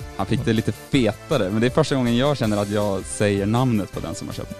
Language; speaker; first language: Swedish; native; Swedish